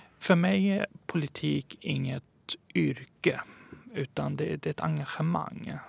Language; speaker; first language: Swedish; early bilingual, other home language; Persian